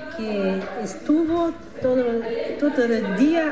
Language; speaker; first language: Spanish; non-native, learner; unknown